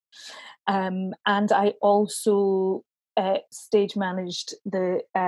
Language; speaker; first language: English; native; English